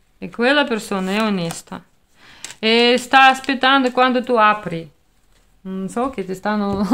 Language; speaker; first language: Italian; non-native, fluent; Russian